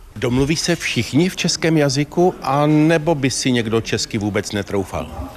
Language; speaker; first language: Czech; native; Czech